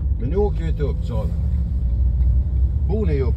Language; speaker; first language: Swedish; non-native, learner; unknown